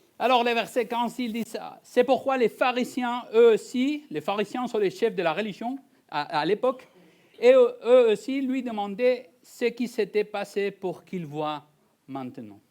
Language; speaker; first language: French; non-native, fluent; Spanish